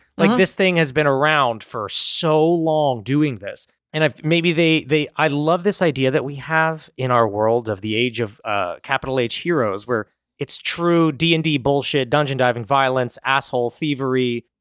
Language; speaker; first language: English; native; English